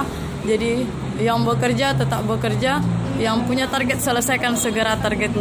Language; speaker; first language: Indonesian; native; Indonesian